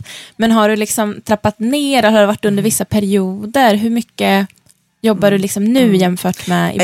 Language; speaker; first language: Swedish; native; Swedish